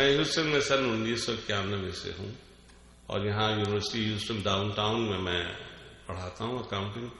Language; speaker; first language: Urdu; native; Urdu